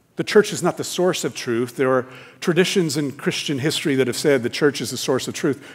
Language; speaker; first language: English; native; English